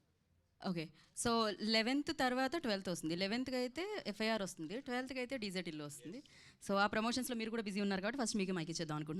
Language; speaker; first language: Telugu; native; Telugu